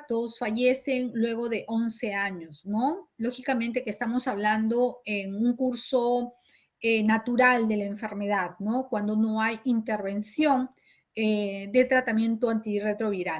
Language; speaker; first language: Spanish; native; Spanish